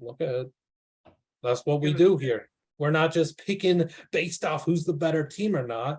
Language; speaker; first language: English; native; English